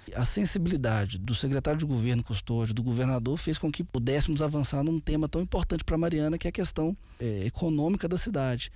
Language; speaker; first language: Portuguese; native; Portuguese